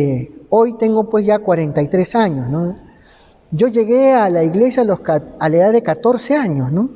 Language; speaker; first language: Spanish; native; Spanish